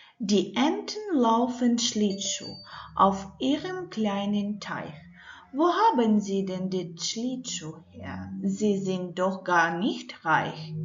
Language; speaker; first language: German; non-native, fluent; Ukrainian